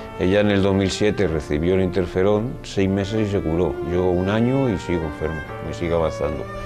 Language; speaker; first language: Spanish; native; Spanish